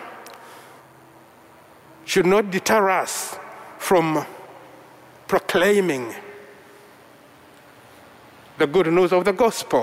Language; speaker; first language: English; non-native, local second language; Ganda